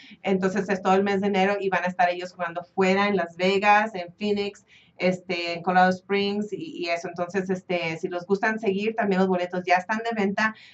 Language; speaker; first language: Spanish; early bilingual, heritage; Spanish